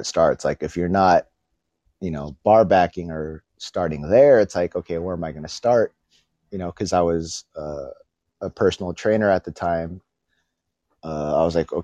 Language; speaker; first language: English; early bilingual, other home language; Filipino